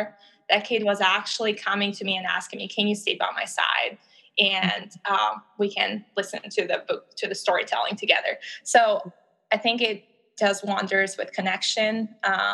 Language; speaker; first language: English; non-native, fluent; Albanian